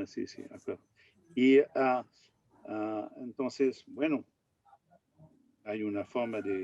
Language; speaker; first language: Spanish; non-native, fluent; French